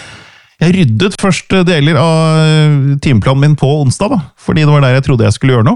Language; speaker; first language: Norwegian; native; Norwegian